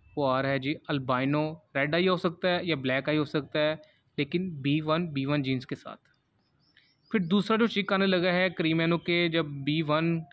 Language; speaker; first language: Urdu; non-native, local second language; Punjabi